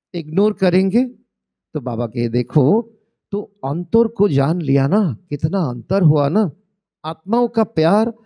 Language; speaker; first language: Hindi; non-native, local second language; Bangla